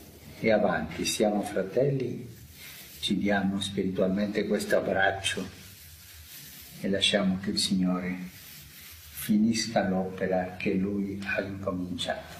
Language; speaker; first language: Italian; non-native, fluent; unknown